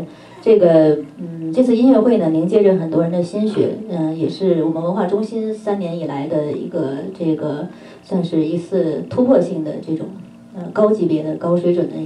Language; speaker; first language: Chinese; native; Chinese